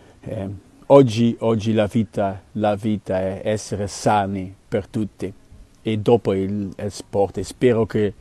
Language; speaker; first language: Italian; non-native, learner; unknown